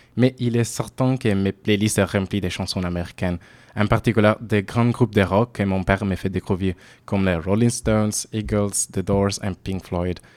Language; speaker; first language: French; non-native, fluent; Italian